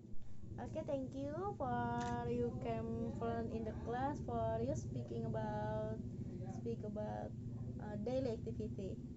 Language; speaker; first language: English; non-native, learner; Indonesian